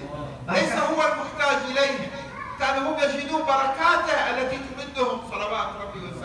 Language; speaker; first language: Arabic; native; Arabic